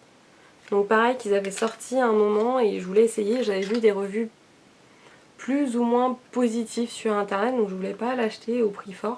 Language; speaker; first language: French; native; French